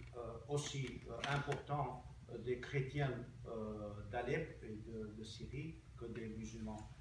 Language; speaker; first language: French; non-native, fluent; Armenian